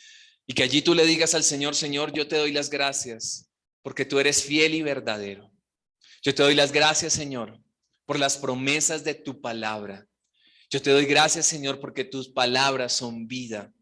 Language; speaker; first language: Spanish; native; Spanish